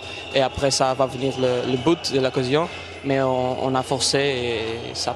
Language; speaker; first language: French; non-native, learner; Portuguese